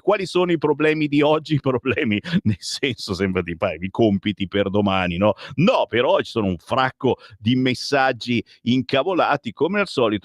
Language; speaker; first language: Italian; native; Italian